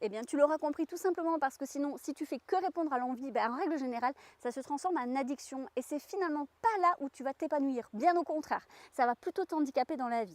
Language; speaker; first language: French; native; French